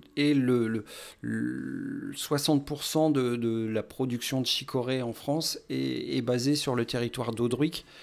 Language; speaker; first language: French; native; French